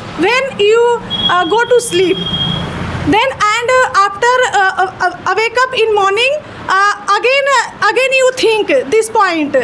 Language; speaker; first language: English; non-native, learner; Hindi